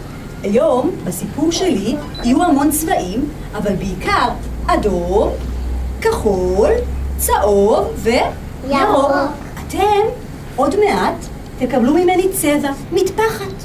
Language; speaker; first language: Hebrew; native; Hebrew